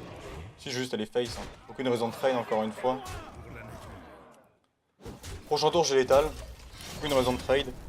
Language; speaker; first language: French; native; French